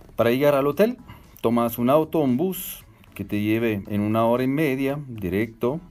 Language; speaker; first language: Spanish; non-native, fluent; French